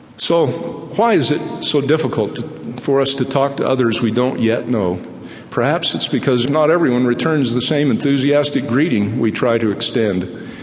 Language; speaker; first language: English; native; English